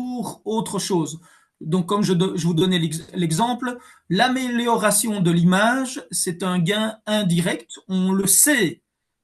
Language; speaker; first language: French; native; French